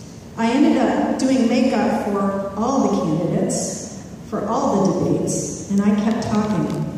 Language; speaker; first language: English; native; English